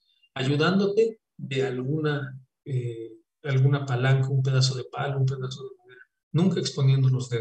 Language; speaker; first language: Spanish; native; Spanish